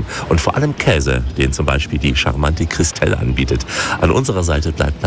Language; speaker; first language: German; native; German